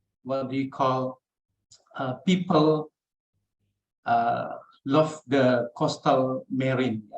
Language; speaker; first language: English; non-native, local second language; Indonesian